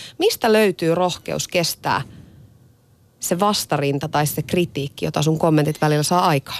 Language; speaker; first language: Finnish; native; Finnish